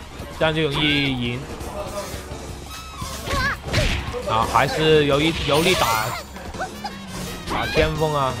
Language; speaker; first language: Chinese; native; Chinese